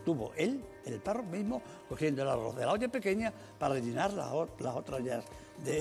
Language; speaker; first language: Spanish; native; Spanish